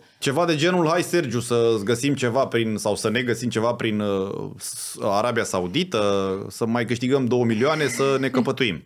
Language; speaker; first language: Romanian; native; Romanian